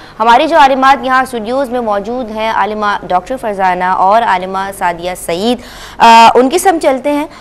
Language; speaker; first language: Urdu; native; Urdu